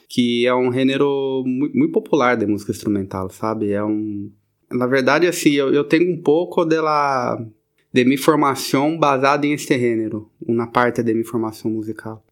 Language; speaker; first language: Portuguese; native; Portuguese